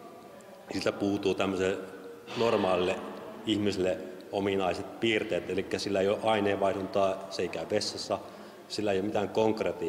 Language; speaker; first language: Finnish; native; Finnish